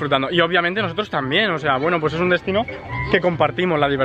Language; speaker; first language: Spanish; native; Spanish